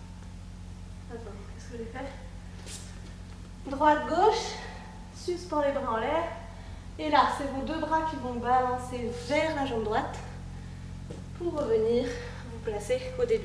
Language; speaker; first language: French; native; French